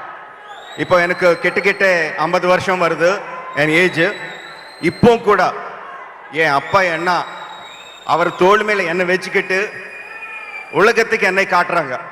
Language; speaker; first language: Tamil; non-native, local second language; Telugu